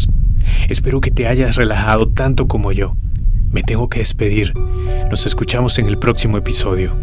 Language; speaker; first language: Spanish; native; Spanish